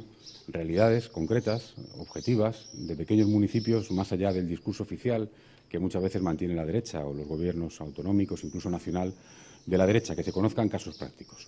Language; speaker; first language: Spanish; native; Spanish